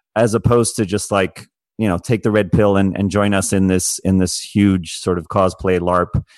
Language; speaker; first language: English; native; English